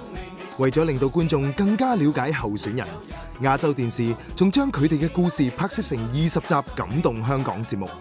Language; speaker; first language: Cantonese; native; Cantonese